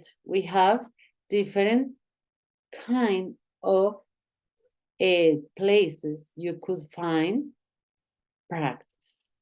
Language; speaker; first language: English; non-native, learner; Spanish